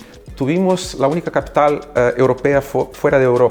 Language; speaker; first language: Spanish; non-native, fluent; Portuguese